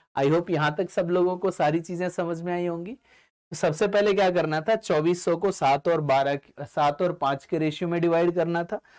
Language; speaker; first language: Hindi; native; Hindi